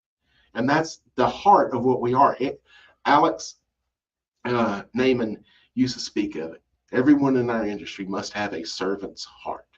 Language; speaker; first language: English; native; English